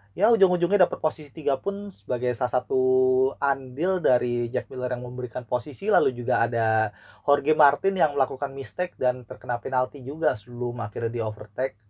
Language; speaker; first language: Indonesian; native; Indonesian